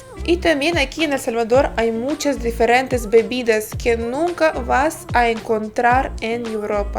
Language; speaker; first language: Spanish; non-native, fluent; Ukrainian